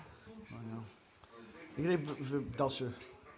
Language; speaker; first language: Russian; non-native, learner; English